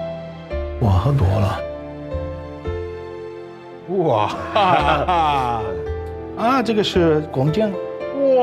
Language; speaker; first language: Chinese; non-native, learner; Italian